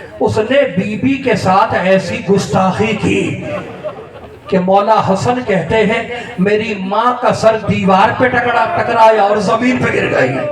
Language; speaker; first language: Urdu; native; Urdu